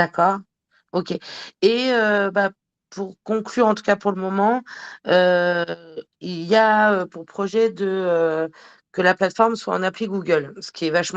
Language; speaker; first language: French; native; French